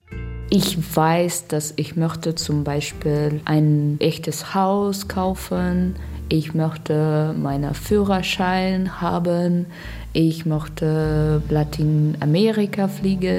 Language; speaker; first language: German; non-native, learner; Russian